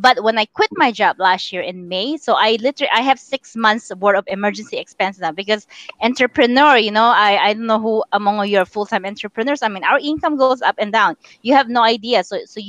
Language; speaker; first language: English; non-native, local second language; Min Nan Chinese